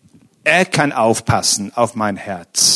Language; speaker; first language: German; non-native, fluent; English